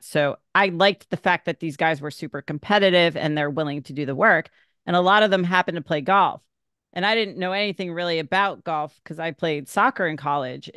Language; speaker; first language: English; native; English